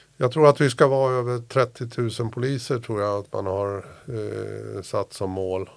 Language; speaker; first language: Swedish; native; Swedish